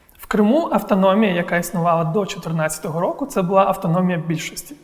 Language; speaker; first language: Ukrainian; non-native, local second language; Crimean Tatar